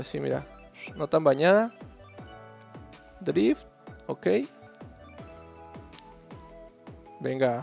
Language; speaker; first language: Spanish; native; Spanish